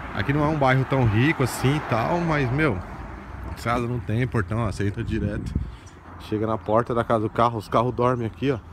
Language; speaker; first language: Portuguese; native; Portuguese